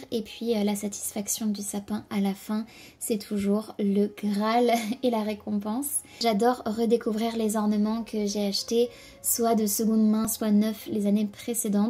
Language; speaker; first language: French; native; French